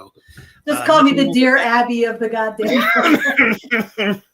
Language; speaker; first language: English; native; English